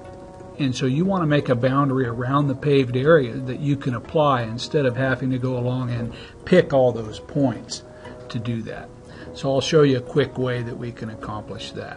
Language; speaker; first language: English; native; English